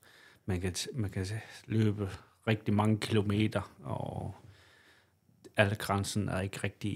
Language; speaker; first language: Danish; non-native, local second language; Kalaallisut